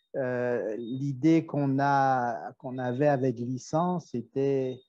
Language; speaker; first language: French; native; French